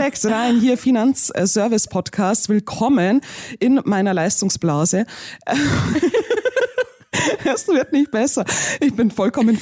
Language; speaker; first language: German; native; German